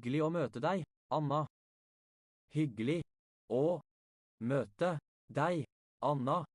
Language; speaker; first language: Norwegian; non-native, learner; English